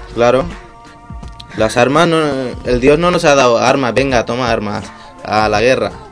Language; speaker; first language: Spanish; non-native, fluent; Urdu